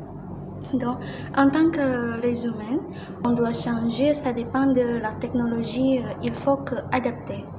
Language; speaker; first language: French; non-native, learner; Indonesian